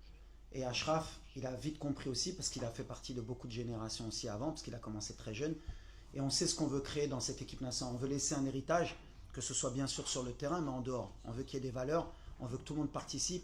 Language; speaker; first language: French; native; French